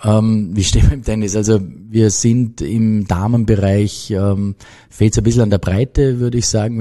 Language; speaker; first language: German; native; German